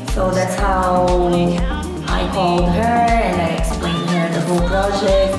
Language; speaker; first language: English; non-native, fluent; Portuguese